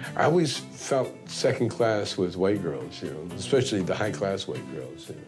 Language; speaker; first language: English; native; English